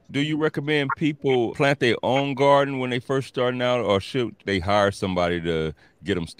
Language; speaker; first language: English; native; English